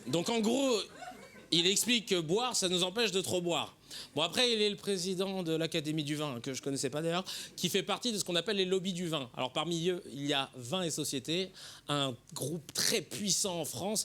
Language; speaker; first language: French; native; French